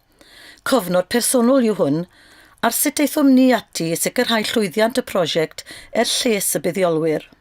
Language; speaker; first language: Welsh; native; Welsh